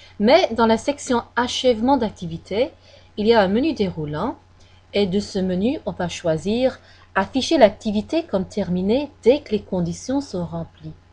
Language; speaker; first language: French; non-native, fluent; English